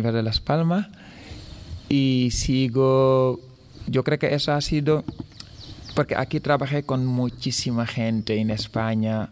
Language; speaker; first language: Spanish; non-native, fluent; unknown